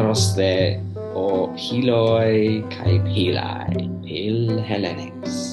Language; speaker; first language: Greek; non-native, learner; English